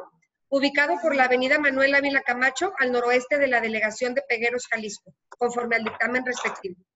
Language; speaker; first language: Spanish; native; Spanish